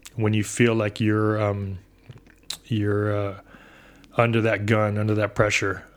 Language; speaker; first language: English; native; English